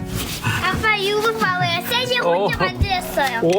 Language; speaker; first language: Korean; early bilingual, heritage; Korean